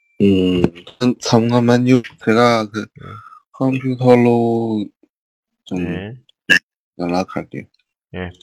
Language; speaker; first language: Korean; non-native, learner; Chinese